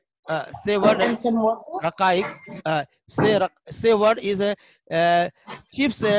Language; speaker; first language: English; non-native, fluent; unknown